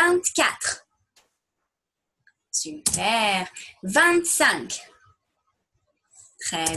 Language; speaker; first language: French; non-native, fluent; English